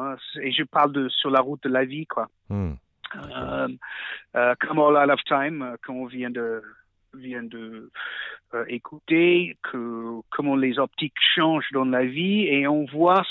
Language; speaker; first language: French; non-native, fluent; English